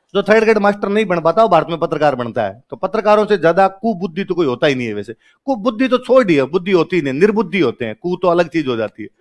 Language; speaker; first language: Hindi; non-native, local second language; Rajasthani